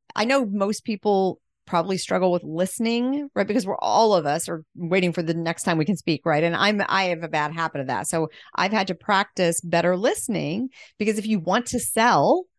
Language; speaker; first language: English; native; English